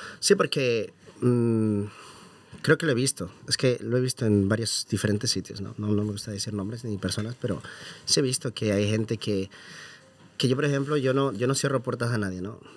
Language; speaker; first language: Spanish; native; Spanish